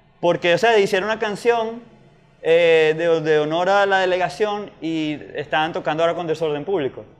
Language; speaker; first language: Spanish; native; Spanish